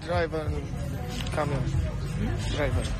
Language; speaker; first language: English; non-native, learner; Romanian